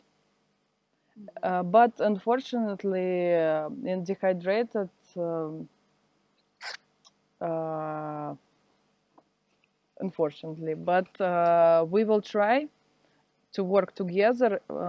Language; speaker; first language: English; non-native, learner; Russian